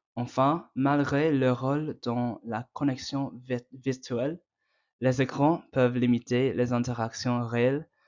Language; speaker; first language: French; non-native, learner; English